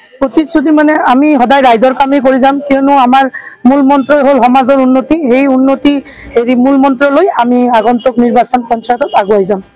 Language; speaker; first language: Assamese; non-native, local second language; Bangla